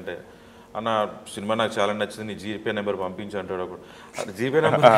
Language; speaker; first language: Telugu; native; Telugu